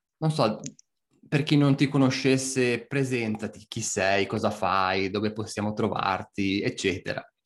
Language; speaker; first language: Italian; native; Italian